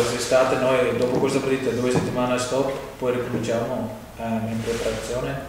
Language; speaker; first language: Italian; non-native, fluent; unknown